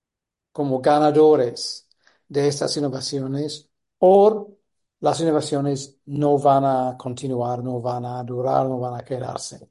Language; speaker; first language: Spanish; non-native, fluent; English